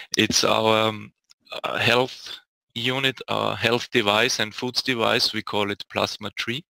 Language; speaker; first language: English; non-native, fluent; German